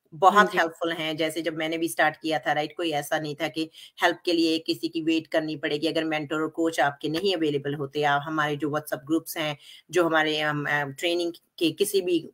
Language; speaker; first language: Hindi; non-native, local second language; Punjabi